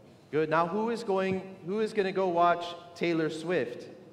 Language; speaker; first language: English; native; English